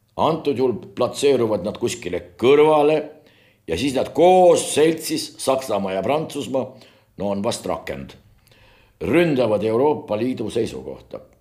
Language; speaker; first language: Estonian; native; Estonian